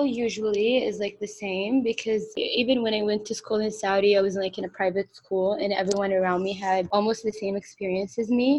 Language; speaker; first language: English; non-native, fluent; Arabic